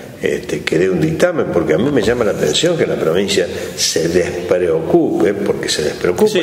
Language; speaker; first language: Spanish; native; Spanish